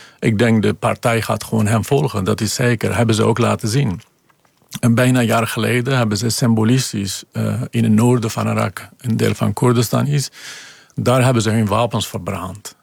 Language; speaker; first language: Dutch; non-native, fluent; Kurdish